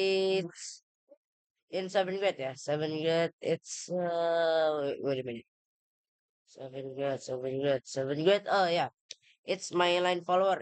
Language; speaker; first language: English; non-native, learner; Indonesian